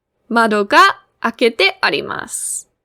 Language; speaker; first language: Japanese; non-native, fluent; English